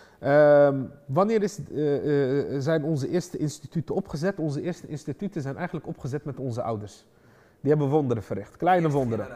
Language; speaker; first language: Dutch; early bilingual, other home language; Arabic